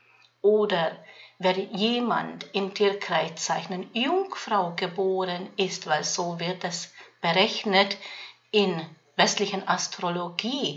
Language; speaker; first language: German; non-native, fluent; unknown